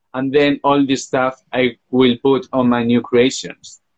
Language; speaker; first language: English; non-native, fluent; Spanish